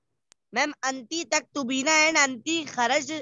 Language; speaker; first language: Arabic; non-native, learner; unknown